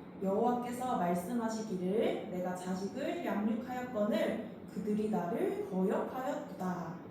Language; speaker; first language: Korean; native; Korean